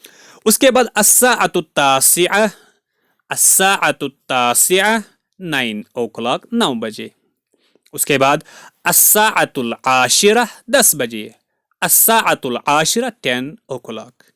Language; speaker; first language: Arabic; non-native, fluent; Urdu